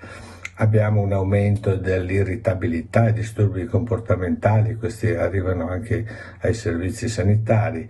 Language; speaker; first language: Italian; native; Italian